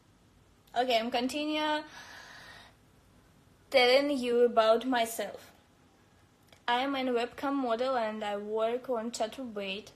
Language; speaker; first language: English; non-native, learner; Russian